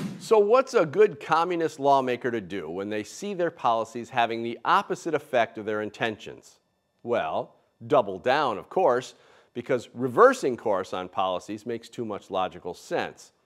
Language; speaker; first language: English; native; English